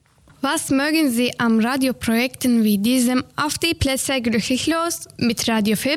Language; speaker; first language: German; non-native, learner; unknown